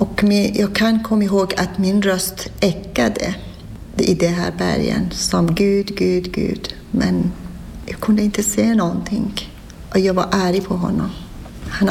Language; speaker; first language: Swedish; non-native, fluent; Persian